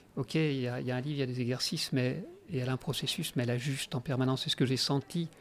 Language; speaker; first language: French; native; French